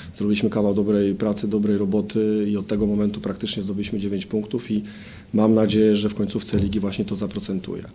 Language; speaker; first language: Polish; native; Polish